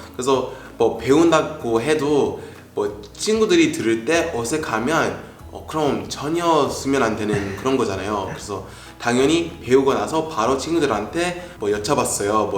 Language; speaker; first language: Korean; non-native, fluent; English